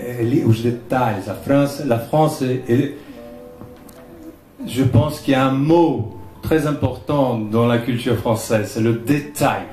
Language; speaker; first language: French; non-native, fluent; Portuguese